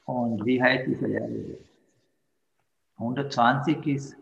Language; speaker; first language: German; non-native, fluent; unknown